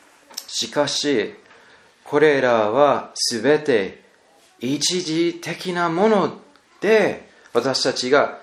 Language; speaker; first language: Japanese; non-native, learner; English